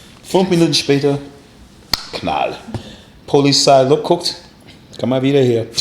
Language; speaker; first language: German; non-native, learner; English